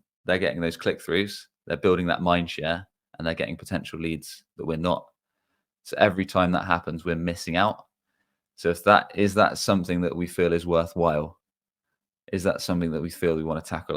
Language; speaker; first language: English; native; English